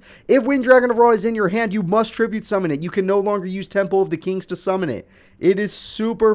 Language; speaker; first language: English; native; English